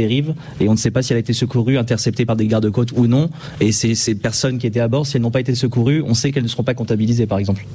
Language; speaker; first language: French; native; French